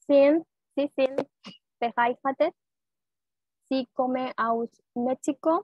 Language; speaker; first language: German; non-native, learner; Spanish